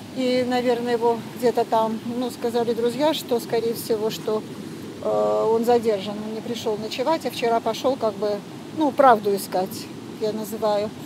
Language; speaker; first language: Russian; native; Russian